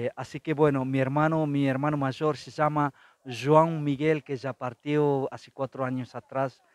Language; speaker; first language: Spanish; non-native, fluent; Tetum